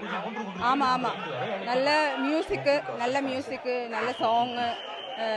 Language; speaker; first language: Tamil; non-native, local second language; Malayalam